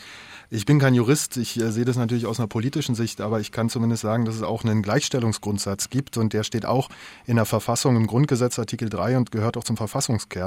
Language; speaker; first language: German; native; German